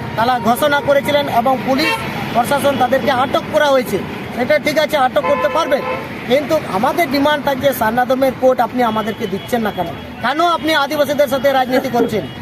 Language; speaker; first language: Bangla; non-native, local second language; Santali